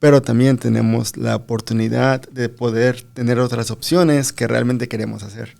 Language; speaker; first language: Spanish; early bilingual, other home language; English